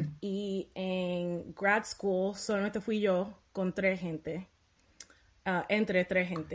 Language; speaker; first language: Spanish; early bilingual, heritage; Spanish